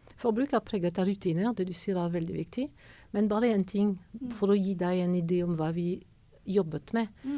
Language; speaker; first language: Norwegian; non-native, fluent; French